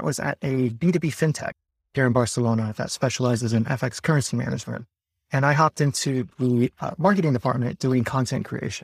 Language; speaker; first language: English; native; English